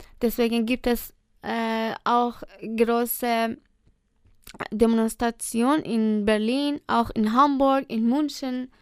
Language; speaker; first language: German; non-native, learner; Persian